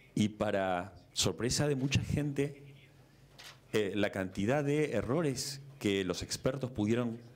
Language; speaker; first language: Spanish; native; Spanish